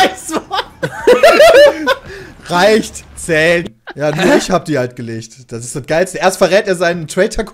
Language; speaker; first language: German; native; German